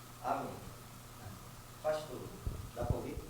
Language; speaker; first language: Portuguese; native; Portuguese